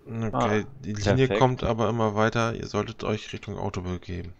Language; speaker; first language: German; native; German